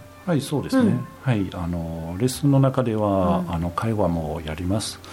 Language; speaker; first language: Japanese; non-native, fluent; French